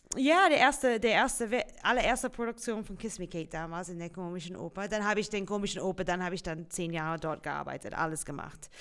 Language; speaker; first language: German; non-native, fluent; English